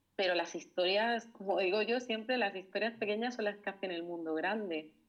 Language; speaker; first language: Spanish; native; Spanish